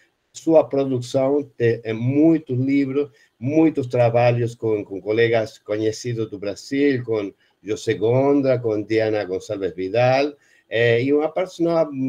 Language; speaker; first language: Portuguese; non-native, fluent; Spanish